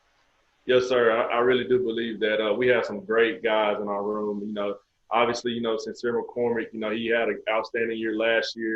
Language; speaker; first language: English; native; English